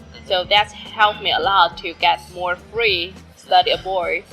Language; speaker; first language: English; non-native, learner; Chinese